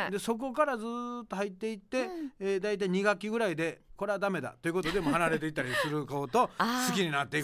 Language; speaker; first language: Japanese; native; Japanese